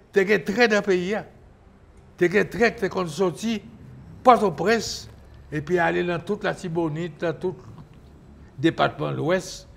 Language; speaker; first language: French; native; French